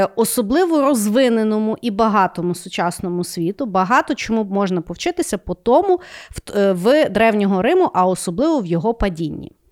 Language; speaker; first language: Ukrainian; non-native, local second language; Russian